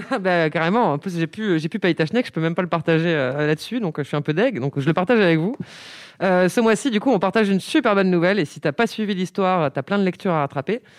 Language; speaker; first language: French; native; French